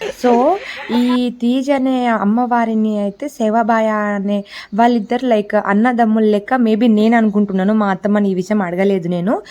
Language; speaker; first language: Telugu; non-native, local second language; Lambadi